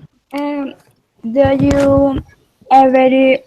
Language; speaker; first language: English; non-native, learner; Spanish